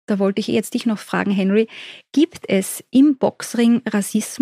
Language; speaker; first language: German; native; German